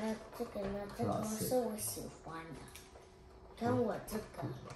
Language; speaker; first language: Chinese; early bilingual, heritage; Chinese